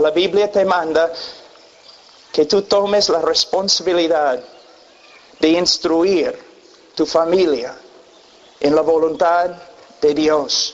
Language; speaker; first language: Spanish; non-native, fluent; English